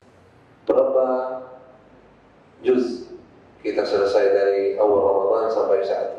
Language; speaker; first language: Indonesian; non-native, fluent; Arabic